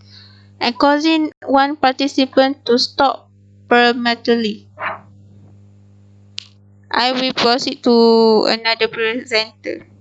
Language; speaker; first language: English; non-native, local second language; Malay